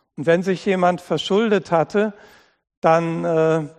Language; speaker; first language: German; native; German